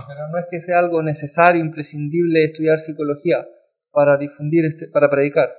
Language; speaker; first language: Spanish; native; Spanish